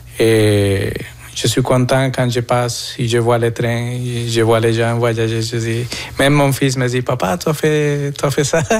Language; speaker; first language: French; non-native, fluent; Spanish